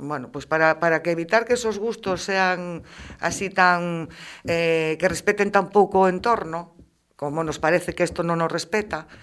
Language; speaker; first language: Spanish; non-native, local second language; Galician